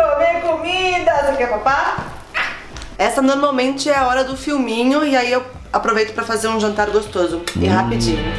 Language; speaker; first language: Portuguese; native; Portuguese